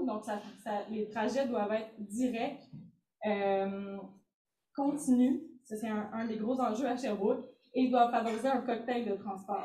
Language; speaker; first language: French; native; French